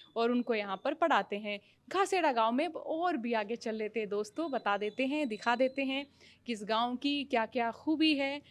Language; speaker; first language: Hindi; native; Hindi